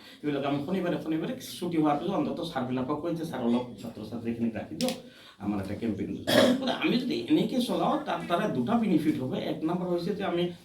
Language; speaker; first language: Assamese; native; Assamese